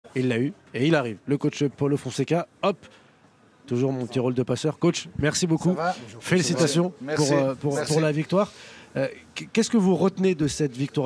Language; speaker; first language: French; native; French